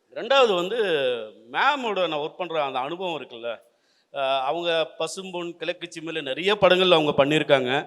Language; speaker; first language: Tamil; native; Tamil